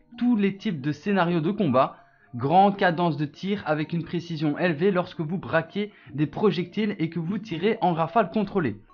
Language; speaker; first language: French; native; French